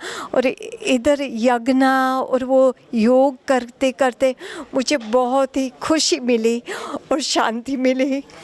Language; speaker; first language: Hindi; early bilingual, heritage; Hindi